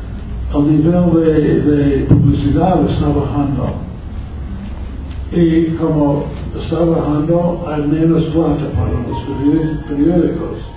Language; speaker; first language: Spanish; non-native, learner; English